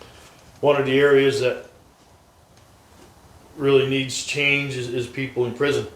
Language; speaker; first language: English; native; English